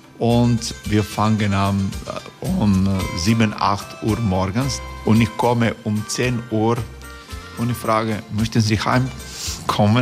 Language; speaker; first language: German; non-native, learner; Croatian